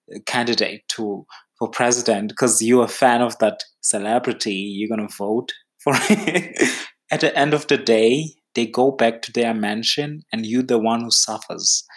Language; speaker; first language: English; non-native, local second language; Xhosa